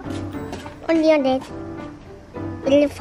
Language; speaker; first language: Portuguese; early bilingual, heritage; Portuguese